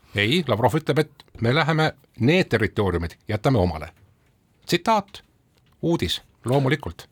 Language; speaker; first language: Estonian; non-native, local second language; Russian